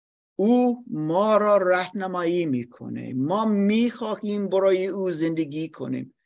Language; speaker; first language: Persian; non-native, fluent; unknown